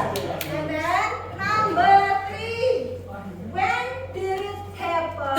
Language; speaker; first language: English; non-native, fluent; Indonesian